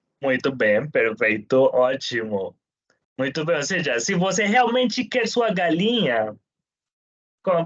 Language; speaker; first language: Portuguese; non-native, fluent; Spanish